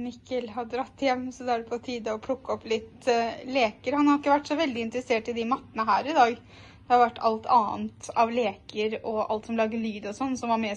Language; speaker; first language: Norwegian; native; Norwegian